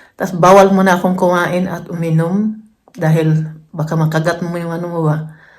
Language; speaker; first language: Filipino; non-native, local second language; Cebuano